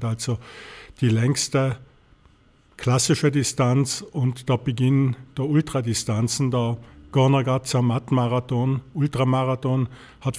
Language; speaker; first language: German; native; German